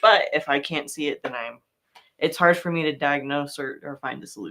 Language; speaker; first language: English; native; English